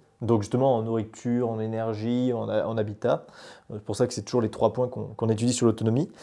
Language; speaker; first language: French; native; French